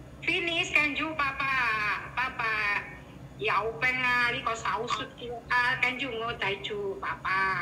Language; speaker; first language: Cantonese; non-native, learner; Indonesian